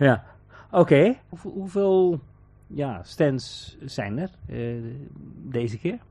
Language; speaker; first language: Dutch; native; Dutch